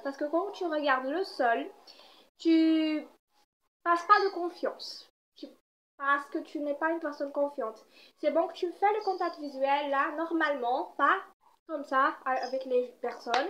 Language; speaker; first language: French; non-native, fluent; Portuguese